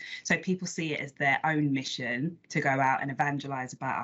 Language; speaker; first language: English; native; English